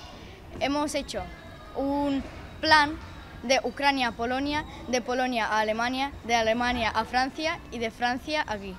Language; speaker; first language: Spanish; non-native, learner; Ukrainian